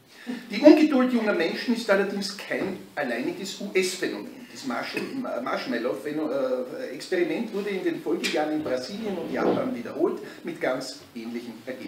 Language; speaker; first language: German; native; German